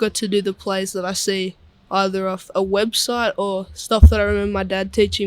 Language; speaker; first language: English; native; English